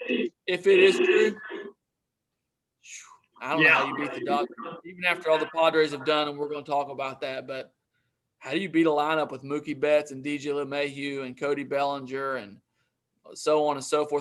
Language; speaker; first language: English; native; English